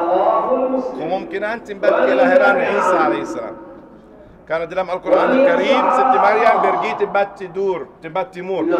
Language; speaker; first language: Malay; non-native, learner; Arabic